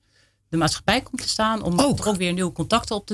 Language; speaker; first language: Dutch; native; Dutch